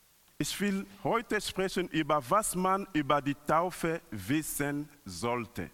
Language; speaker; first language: German; non-native, learner; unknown